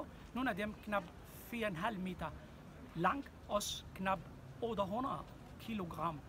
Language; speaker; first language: Danish; non-native, fluent; Arabic